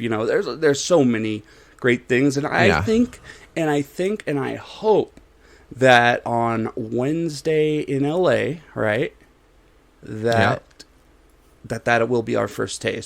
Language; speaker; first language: English; native; English